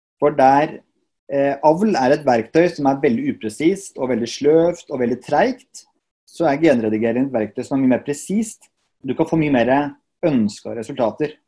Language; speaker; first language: Norwegian; native; Norwegian